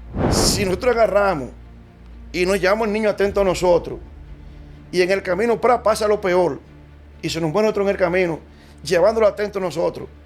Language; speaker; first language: Spanish; native; Spanish